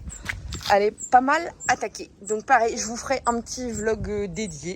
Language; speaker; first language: French; native; French